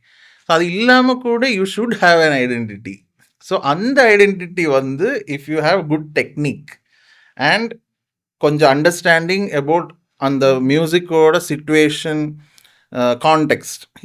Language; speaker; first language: Tamil; non-native, fluent; Malayalam